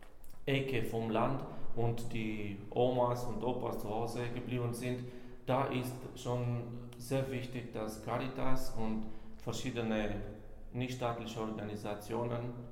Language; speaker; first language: German; non-native, fluent; Romanian